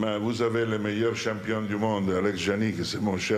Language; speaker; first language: French; non-native, learner; Italian